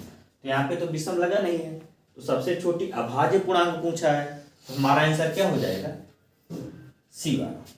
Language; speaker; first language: Hindi; native; Hindi